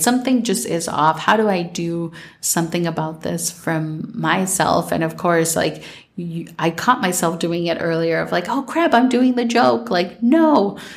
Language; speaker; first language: English; early bilingual, other home language; Spanish